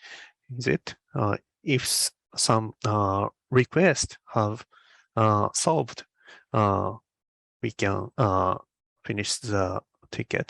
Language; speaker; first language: English; non-native, learner; Japanese